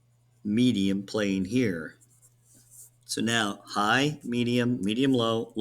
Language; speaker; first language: English; native; English